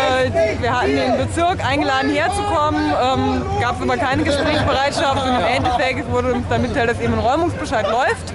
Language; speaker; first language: German; native; German